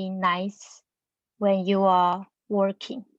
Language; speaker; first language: English; non-native, learner; Chinese